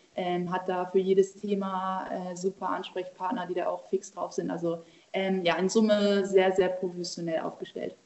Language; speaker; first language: German; native; German